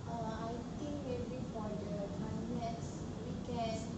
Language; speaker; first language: English; non-native, local second language; Malay